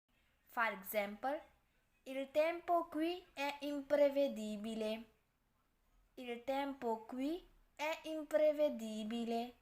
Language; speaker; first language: Italian; non-native, fluent; Urdu